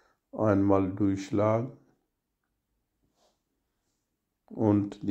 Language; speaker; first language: German; non-native, learner; Urdu